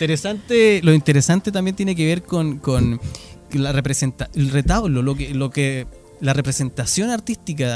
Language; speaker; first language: Spanish; native; Spanish